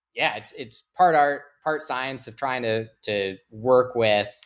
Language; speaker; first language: English; native; English